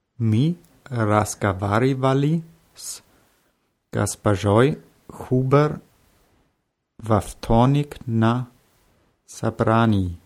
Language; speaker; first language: Russian; non-native, learner; German